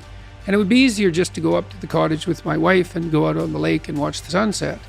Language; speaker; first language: English; native; English